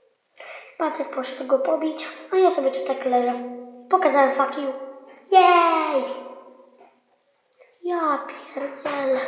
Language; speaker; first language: Polish; native; Polish